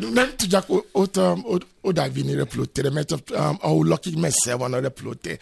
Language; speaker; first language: Hungarian; non-native, fluent; Yoruba